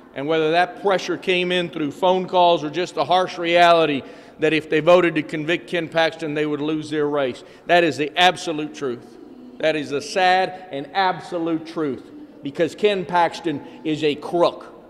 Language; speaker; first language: English; early bilingual, other home language; Spanish